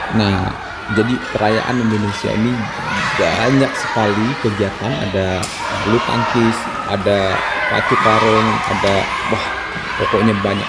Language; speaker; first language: Indonesian; native; Indonesian